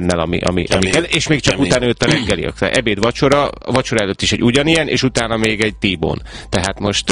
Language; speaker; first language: Hungarian; native; Hungarian